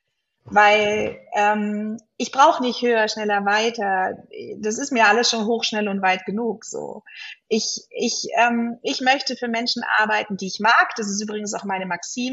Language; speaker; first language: German; native; German